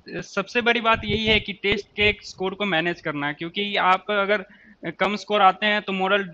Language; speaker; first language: Hindi; native; Hindi